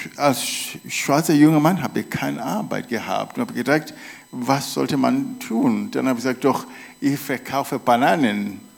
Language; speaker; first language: German; non-native, fluent; Shona